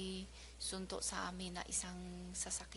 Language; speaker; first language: Filipino; non-native, learner; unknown